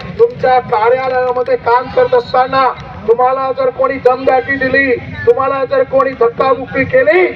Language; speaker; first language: Marathi; non-native, local second language; Lambadi